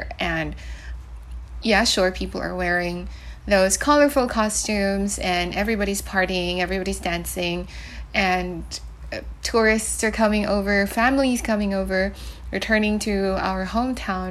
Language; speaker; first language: English; non-native, local second language; Cebuano